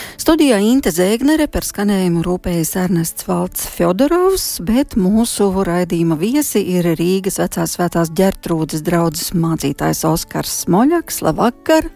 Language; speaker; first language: Latvian; native; Latvian